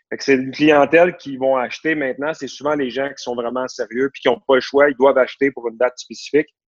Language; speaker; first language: French; native; French